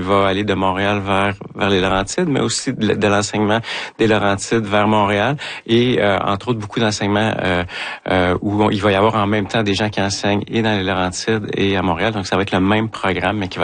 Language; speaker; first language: French; native; French